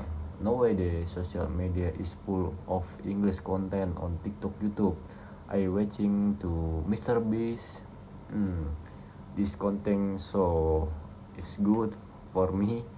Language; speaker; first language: English; non-native, learner; Indonesian